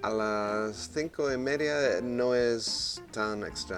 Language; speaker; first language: Spanish; non-native, fluent; English